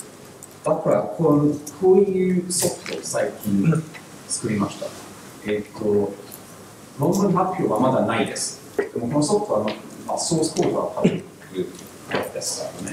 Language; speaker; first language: Japanese; non-native, learner; English